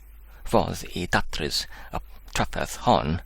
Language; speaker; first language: Welsh; non-native, fluent; English